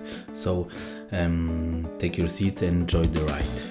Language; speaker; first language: English; non-native, fluent; Polish